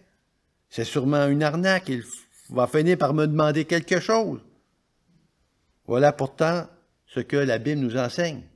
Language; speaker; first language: French; native; French